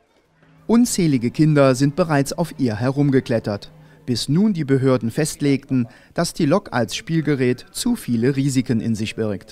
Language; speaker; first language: German; native; German